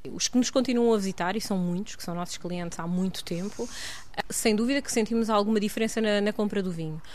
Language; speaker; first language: Portuguese; native; Portuguese